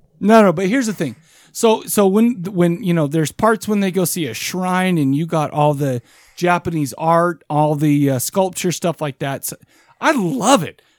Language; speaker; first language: English; native; English